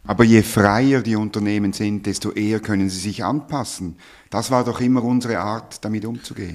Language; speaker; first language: German; native; German